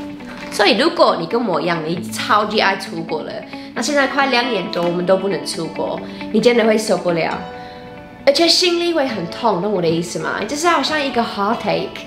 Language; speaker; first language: Chinese; non-native, fluent; English